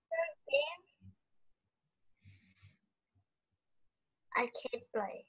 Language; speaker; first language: English; non-native, learner; Vietnamese